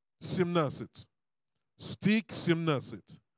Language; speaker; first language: Russian; non-native, learner; English